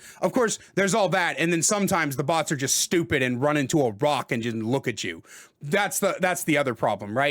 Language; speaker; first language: English; native; English